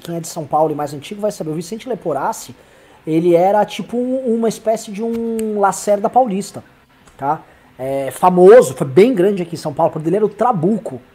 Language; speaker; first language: Portuguese; native; Portuguese